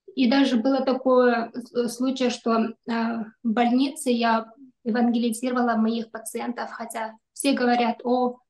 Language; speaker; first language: Russian; non-native, local second language; Kyrgyz